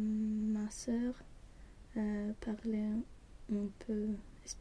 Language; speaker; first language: French; non-native, learner; Swedish